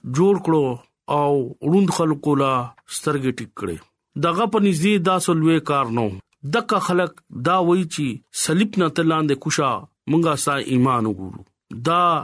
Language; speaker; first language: Pashto; non-native, local second language; Urdu